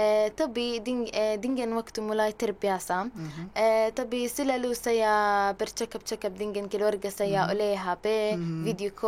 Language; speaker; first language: Indonesian; non-native, learner; Arabic